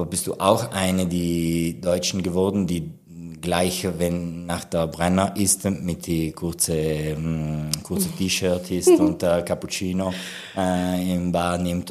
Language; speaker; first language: German; non-native, local second language; Italian